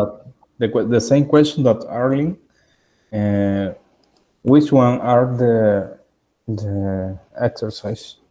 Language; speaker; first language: English; non-native, learner; Spanish